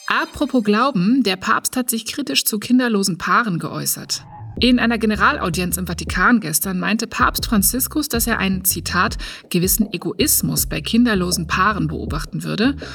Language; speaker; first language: German; native; German